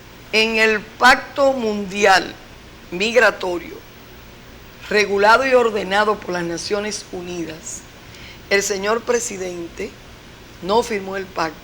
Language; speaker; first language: Spanish; native; Spanish